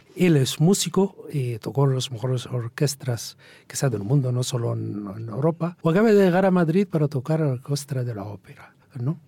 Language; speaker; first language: Spanish; non-native, fluent; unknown